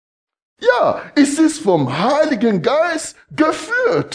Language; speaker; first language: German; non-native, fluent; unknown